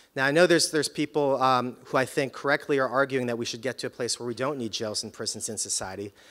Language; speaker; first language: English; native; English